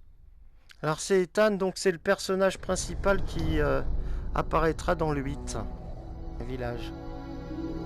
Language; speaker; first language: French; native; French